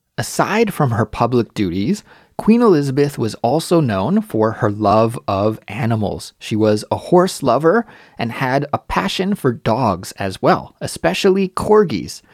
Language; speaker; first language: English; native; English